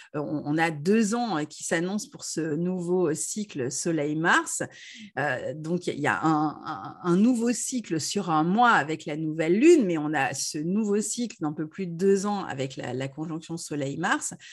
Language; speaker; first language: French; native; French